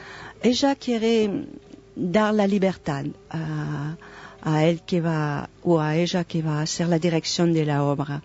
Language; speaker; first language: Spanish; non-native, fluent; French